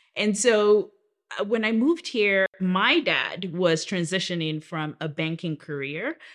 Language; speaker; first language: English; non-native, local second language; Yoruba